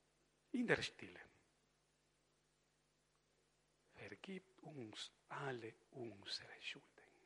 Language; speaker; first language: German; non-native, fluent; Spanish